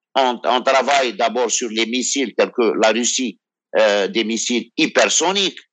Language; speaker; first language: French; non-native, local second language; Arabic